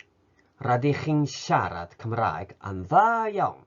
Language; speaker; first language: Welsh; non-native, fluent; Japanese